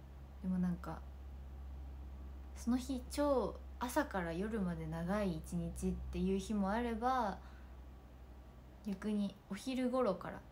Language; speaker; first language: Japanese; native; Japanese